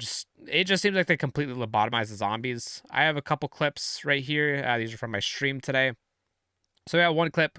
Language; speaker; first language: English; native; English